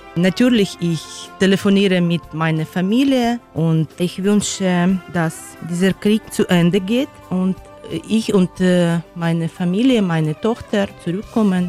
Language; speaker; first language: German; non-native, learner; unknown